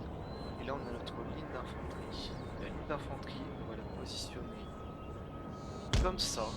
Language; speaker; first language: French; native; French